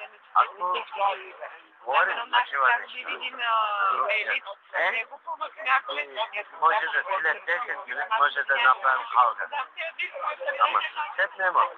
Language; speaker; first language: Bulgarian; non-native, learner; Turkish